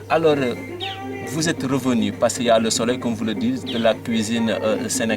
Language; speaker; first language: French; non-native, local second language; Wolof